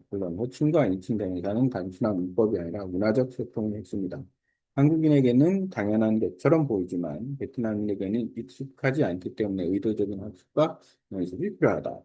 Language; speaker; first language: Korean; native; Korean